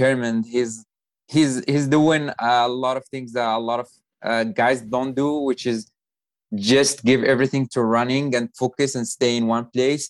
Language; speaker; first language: English; non-native, fluent; Arabic